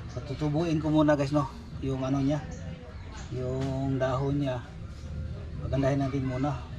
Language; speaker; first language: Filipino; non-native, local second language; Cebuano